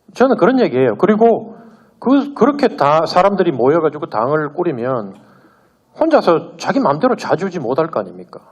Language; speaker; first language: Korean; native; Korean